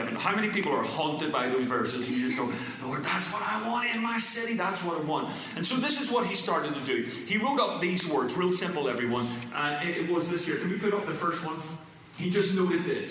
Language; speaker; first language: English; native; English